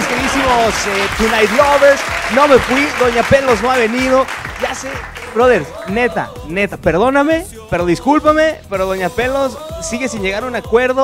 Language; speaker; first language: Spanish; native; Spanish